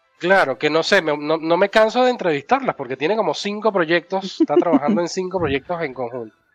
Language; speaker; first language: Spanish; native; Spanish